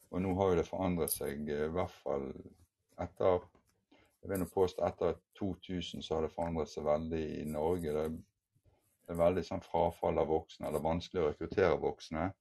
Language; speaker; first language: Norwegian; native; Norwegian